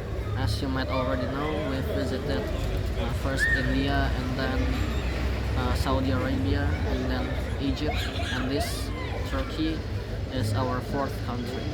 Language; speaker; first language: English; non-native, fluent; Indonesian